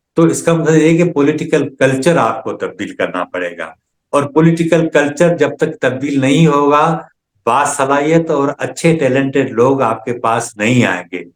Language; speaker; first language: Urdu; non-native, local second language; Sindhi